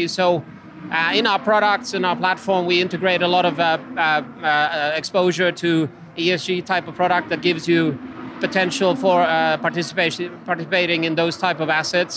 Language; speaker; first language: English; non-native, fluent; Finnish